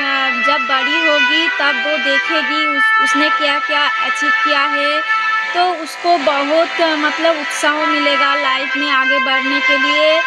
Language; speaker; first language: Hindi; non-native, local second language; Bangla